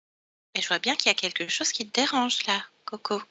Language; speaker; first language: French; native; French